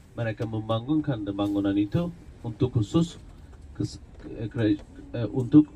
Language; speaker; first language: Indonesian; non-native, fluent; Turkish